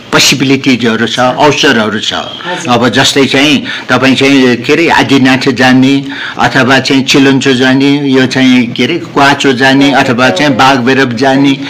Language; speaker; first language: Nepali; non-native, local second language; Newari